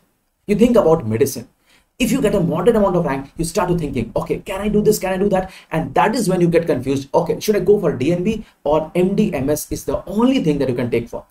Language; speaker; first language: English; non-native, local second language; Hindi